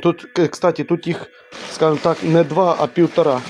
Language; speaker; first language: Ukrainian; native; Ukrainian